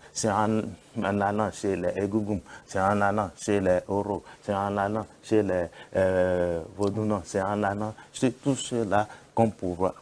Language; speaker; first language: French; non-native, local second language; Yoruba